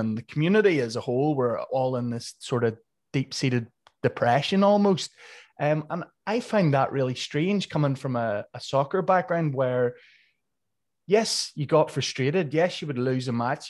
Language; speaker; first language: English; native; English